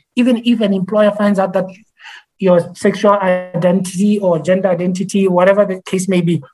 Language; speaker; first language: English; non-native, local second language; Tswana